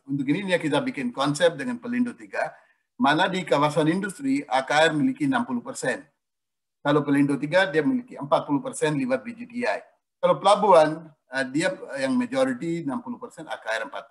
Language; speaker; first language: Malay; non-native, fluent; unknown